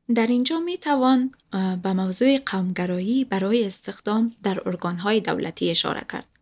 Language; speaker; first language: Persian; native; Persian